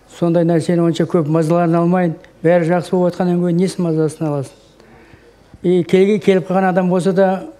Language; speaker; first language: Kazakh; native; Kazakh